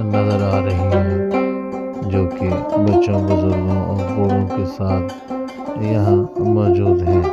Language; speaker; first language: Urdu; native; Urdu